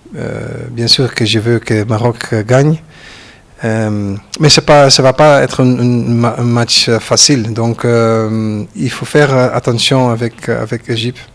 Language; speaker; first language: French; non-native, learner; Dutch